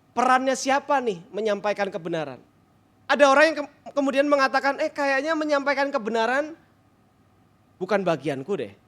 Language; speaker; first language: Indonesian; native; Indonesian